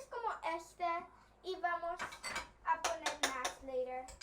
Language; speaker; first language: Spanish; early bilingual, heritage; Spanish